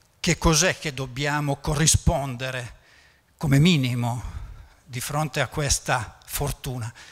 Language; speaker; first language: Italian; native; Italian